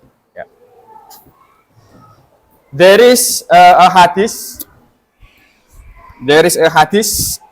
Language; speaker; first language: English; non-native, fluent; Indonesian